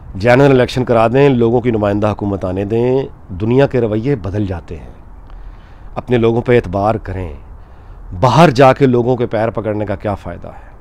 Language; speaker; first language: Urdu; native; Urdu